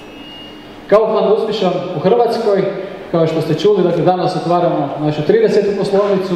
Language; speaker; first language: Croatian; native; Croatian